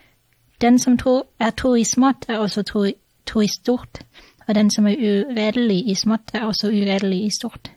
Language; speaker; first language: Norwegian; non-native, fluent; English